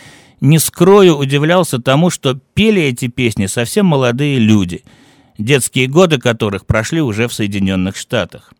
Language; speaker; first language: Russian; native; Russian